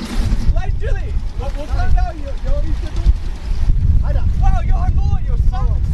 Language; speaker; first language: Chinese; non-native, fluent; English